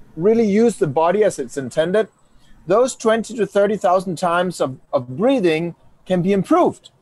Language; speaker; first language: English; non-native, fluent; Danish